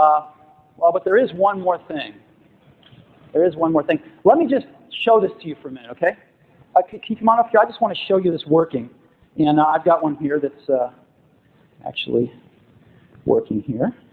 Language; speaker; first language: English; native; English